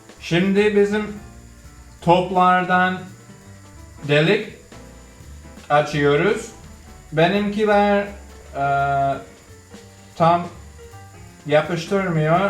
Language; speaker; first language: Turkish; non-native, learner; English